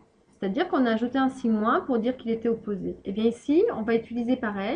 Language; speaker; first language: French; native; French